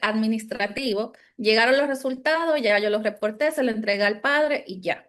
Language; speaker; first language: Spanish; native; Spanish